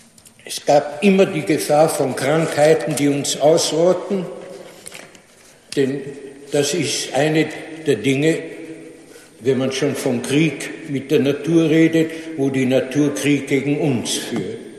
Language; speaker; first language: German; non-native, fluent; English